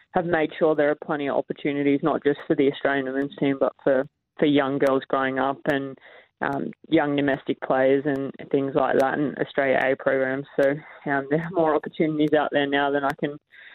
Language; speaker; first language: English; native; English